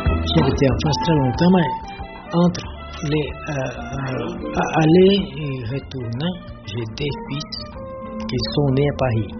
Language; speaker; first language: French; non-native, learner; Portuguese